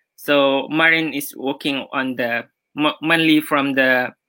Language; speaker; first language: English; non-native, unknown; Indonesian